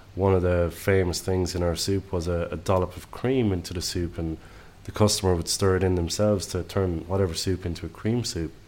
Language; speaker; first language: English; native; English